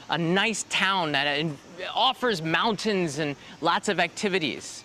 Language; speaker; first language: English; native; English